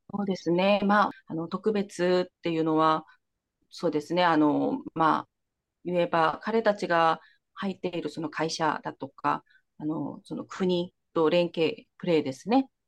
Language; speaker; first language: Japanese; non-native, fluent; Korean